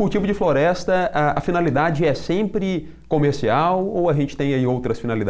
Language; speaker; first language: Portuguese; native; Portuguese